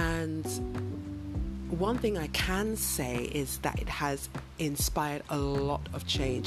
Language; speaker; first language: English; native; English